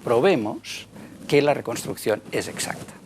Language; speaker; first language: Spanish; native; Spanish